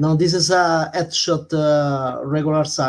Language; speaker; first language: English; non-native, learner; Italian